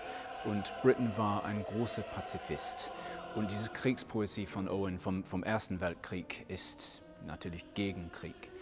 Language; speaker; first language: German; non-native, fluent; English